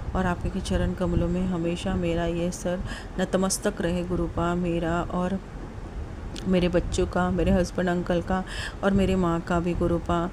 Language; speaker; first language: Hindi; non-native, local second language; Marathi